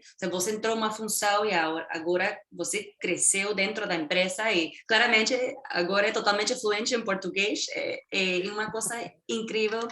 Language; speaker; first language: Portuguese; non-native, fluent; Spanish